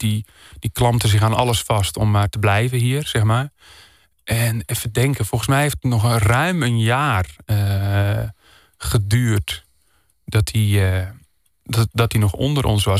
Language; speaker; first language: Dutch; native; Dutch